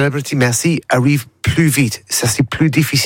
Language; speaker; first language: French; non-native, learner; English